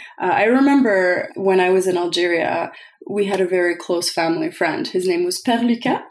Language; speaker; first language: English; early bilingual, other home language; French